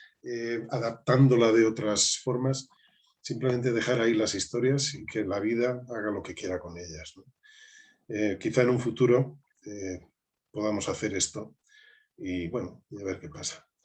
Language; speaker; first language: Spanish; native; Spanish